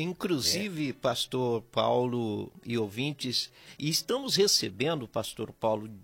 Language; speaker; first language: Portuguese; native; Portuguese